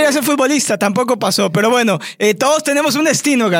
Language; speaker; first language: Spanish; native; Spanish